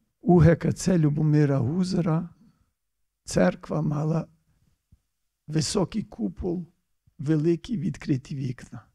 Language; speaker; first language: Ukrainian; early bilingual, heritage; Ukrainian